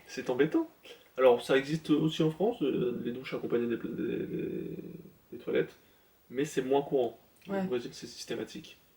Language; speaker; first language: French; native; French